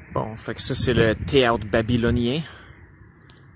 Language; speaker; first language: French; native; French